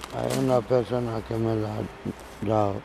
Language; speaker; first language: Spanish; non-native, learner; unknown